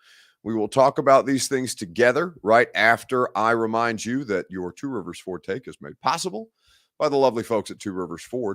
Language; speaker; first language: English; native; English